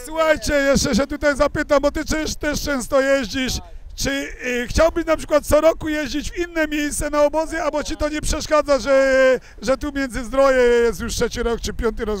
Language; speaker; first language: Polish; native; Polish